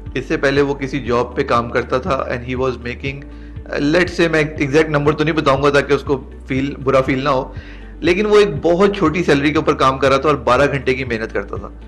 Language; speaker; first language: Urdu; native; Urdu